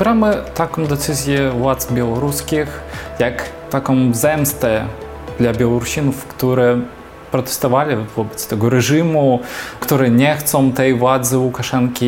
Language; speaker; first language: Polish; non-native, fluent; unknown